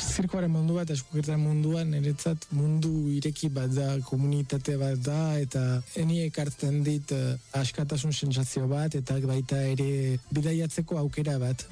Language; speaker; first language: Basque; non-native, fluent; Spanish